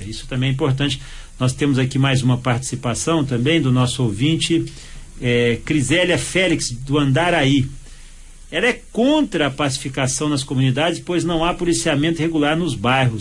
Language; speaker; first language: Portuguese; native; Portuguese